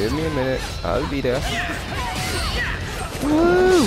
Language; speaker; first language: English; native; English